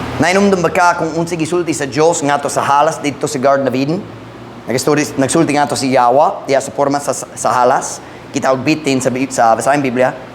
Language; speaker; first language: Cebuano; non-native, fluent; English